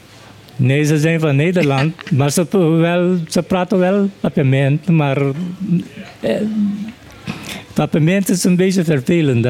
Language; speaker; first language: Dutch; non-native, learner; Papiamento